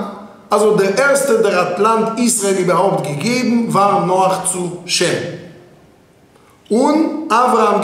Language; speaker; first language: German; non-native, fluent; Hebrew